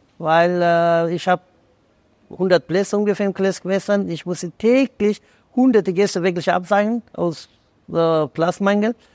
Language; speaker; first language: German; non-native, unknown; Persian